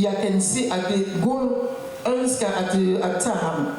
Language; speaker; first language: Danish; non-native, learner; French